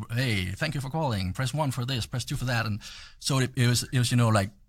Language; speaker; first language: English; non-native, fluent; Danish